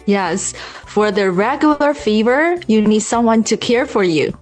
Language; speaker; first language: English; non-native, fluent; Chinese